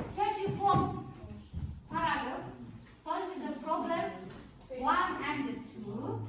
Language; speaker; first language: English; non-native, learner; Kazakh